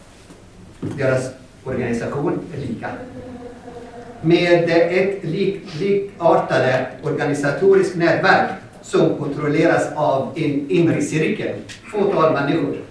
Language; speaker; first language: Swedish; non-native, fluent; Arabic